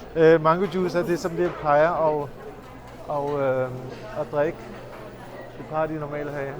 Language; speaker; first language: Danish; early bilingual, other home language; Urdu